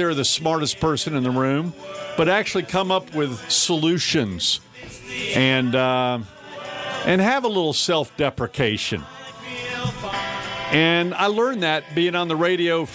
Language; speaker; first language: English; native; English